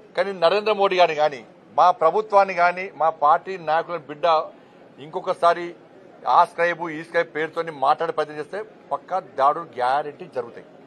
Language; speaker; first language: Telugu; native; Telugu